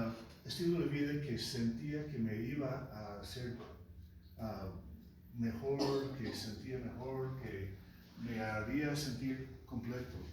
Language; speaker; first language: Spanish; non-native, local second language; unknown